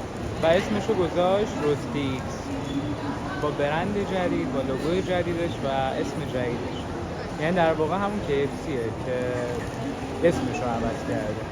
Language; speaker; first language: Persian; native; Persian